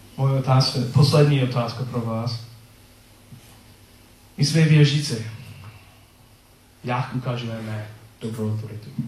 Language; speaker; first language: Czech; non-native, learner; English